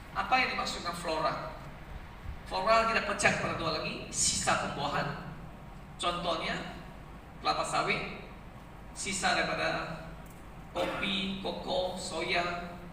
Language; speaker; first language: Malay; native; Malay